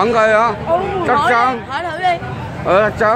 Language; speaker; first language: Vietnamese; non-native, learner; Korean